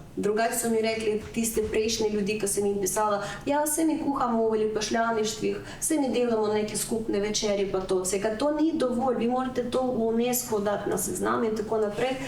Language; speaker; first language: Slovenian; non-native, fluent; Ukrainian